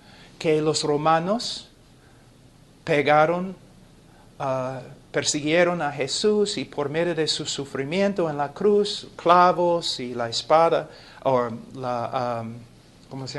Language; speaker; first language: Spanish; non-native, fluent; English